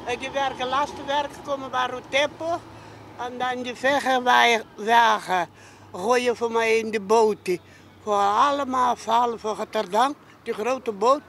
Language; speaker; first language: Dutch; non-native, learner; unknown